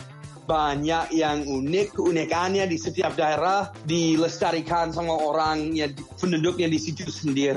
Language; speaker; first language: Indonesian; non-native, fluent; English